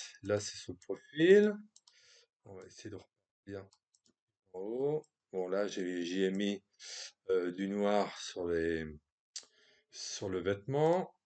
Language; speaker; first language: French; native; French